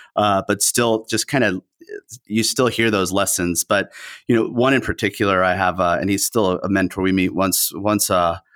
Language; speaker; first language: English; early bilingual, other home language; Spanish